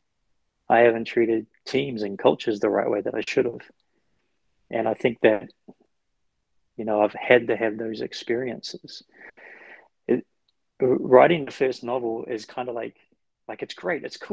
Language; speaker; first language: English; native; English